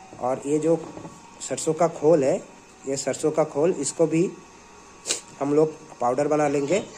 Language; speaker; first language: Hindi; non-native, local second language; Bangla